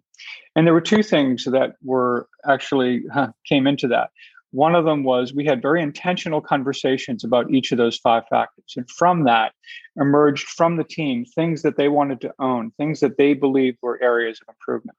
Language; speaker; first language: English; native; English